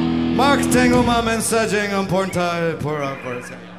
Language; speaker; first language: Portuguese; non-native, learner; English